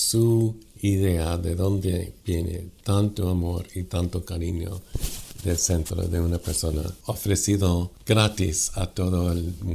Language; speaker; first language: Spanish; non-native, fluent; English